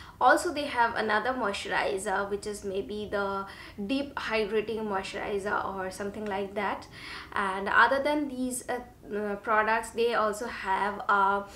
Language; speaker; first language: English; non-native, local second language; Bangla